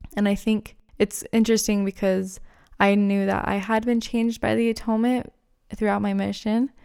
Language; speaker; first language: English; native; English